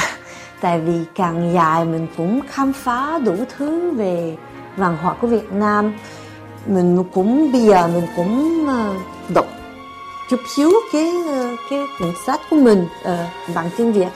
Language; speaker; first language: Vietnamese; early bilingual, heritage; Vietnamese